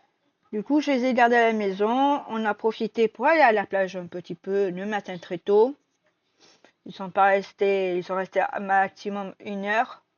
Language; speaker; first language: French; native; French